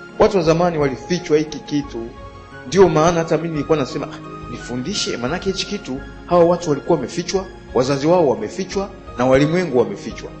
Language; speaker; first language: Swahili; native; Swahili